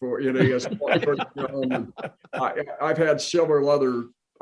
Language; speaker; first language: English; native; English